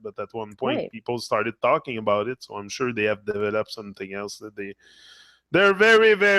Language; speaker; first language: English; non-native, fluent; French